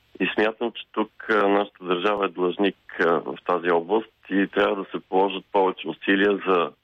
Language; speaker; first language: Bulgarian; native; Bulgarian